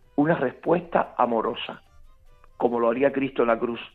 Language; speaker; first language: Spanish; native; Spanish